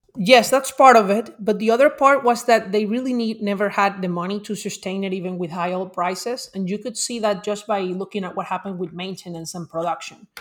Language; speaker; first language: English; non-native, fluent; Spanish